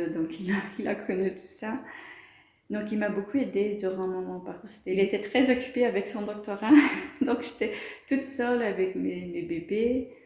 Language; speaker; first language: French; non-native, fluent; Portuguese